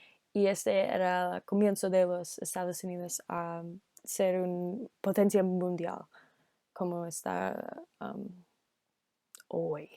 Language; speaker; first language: Spanish; non-native, learner; English